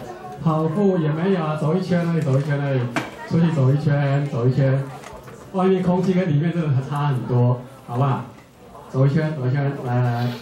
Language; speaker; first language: Chinese; native; Chinese